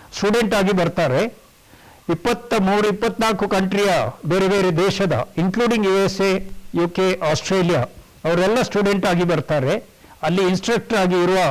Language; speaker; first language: Kannada; non-native, local second language; Kodava